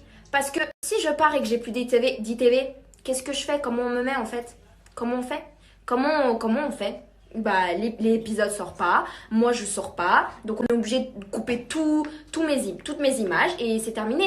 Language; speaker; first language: French; native; French